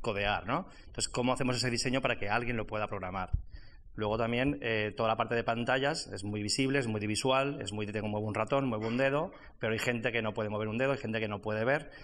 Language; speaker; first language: Spanish; non-native, fluent; French